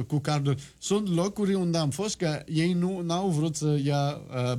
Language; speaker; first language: Romanian; non-native, learner; French